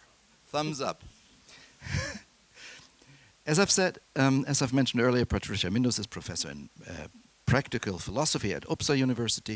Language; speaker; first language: English; non-native, fluent; German